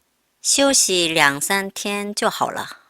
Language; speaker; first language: Chinese; non-native, fluent; Korean